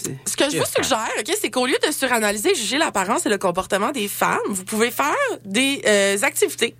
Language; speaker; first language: French; native; French